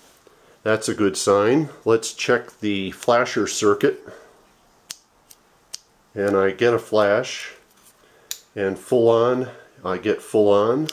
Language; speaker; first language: English; native; English